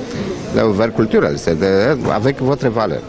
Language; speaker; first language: French; non-native, fluent; Romanian